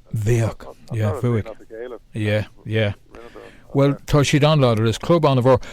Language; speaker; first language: Irish; non-native, local second language; English